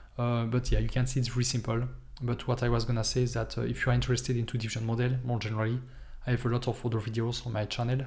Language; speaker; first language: English; non-native, fluent; French